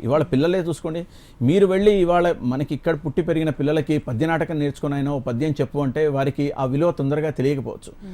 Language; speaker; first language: Telugu; native; Telugu